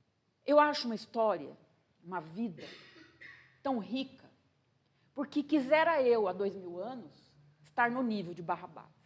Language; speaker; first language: Portuguese; native; Portuguese